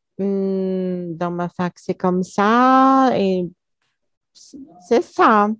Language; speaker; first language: French; non-native, learner; Portuguese